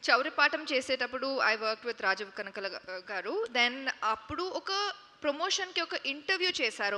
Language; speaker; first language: Telugu; non-native, local second language; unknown